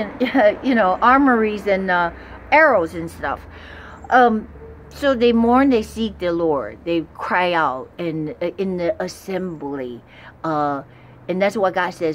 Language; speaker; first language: English; non-native, fluent; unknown